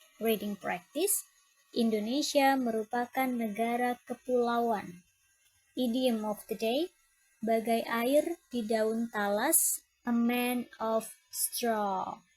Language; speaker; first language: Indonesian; native; Indonesian